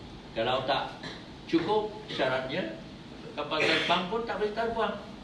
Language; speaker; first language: Indonesian; non-native, learner; Khmer